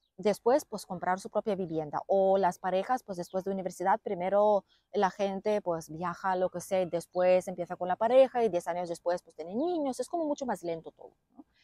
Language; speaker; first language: Spanish; non-native, fluent; Lithuanian